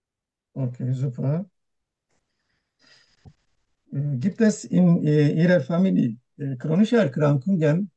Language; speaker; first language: German; non-native, learner; Turkish